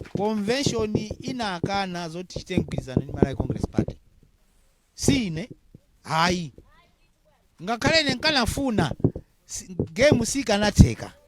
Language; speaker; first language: Nyanja; non-native, local second language; Tumbuka